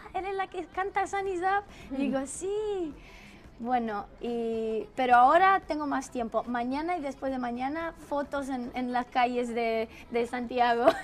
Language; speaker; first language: Spanish; non-native, fluent; Romanian